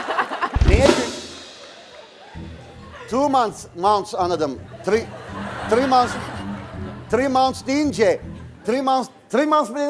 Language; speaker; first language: Turkish; native; Turkish